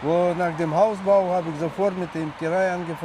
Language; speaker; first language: German; non-native, learner; Russian